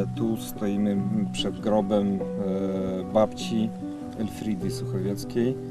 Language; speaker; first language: Polish; early bilingual, heritage; Kazakh